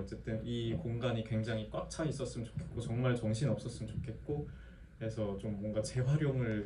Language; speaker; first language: Korean; native; Korean